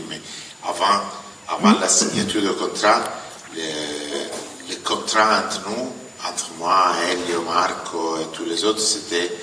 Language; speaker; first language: French; non-native, fluent; Italian